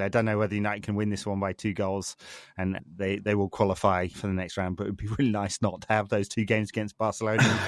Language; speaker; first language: English; native; English